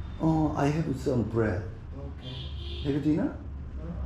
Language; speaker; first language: English; non-native, learner; Korean